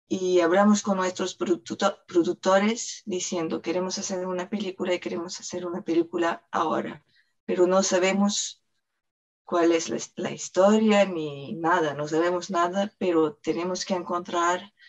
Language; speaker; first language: Spanish; non-native, fluent; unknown